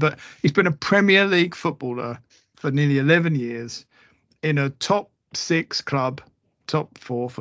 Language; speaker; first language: English; native; English